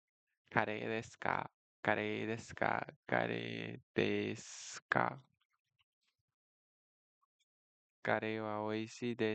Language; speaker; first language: Japanese; non-native, learner; Nepali